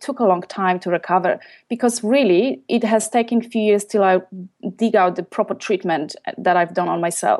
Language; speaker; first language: English; non-native, fluent; Polish